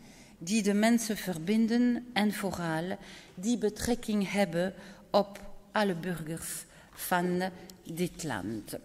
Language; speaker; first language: Dutch; non-native, local second language; French